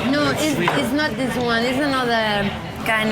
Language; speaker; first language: English; non-native, learner; Spanish